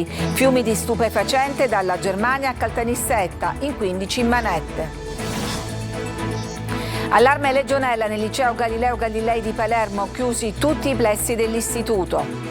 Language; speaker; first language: Italian; native; Italian